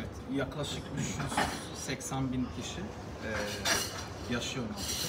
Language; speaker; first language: Turkish; non-native, learner; Arabic